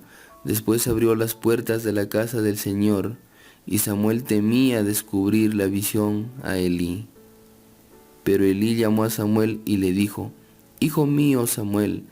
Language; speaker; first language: Spanish; native; Spanish